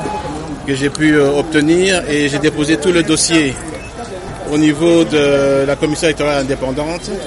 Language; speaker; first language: French; non-native, local second language; Lingala